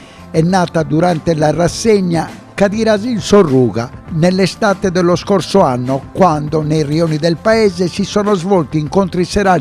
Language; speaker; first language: Italian; native; Italian